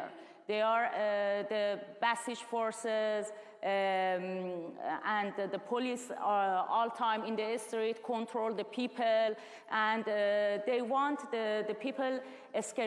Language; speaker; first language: English; non-native, learner; Persian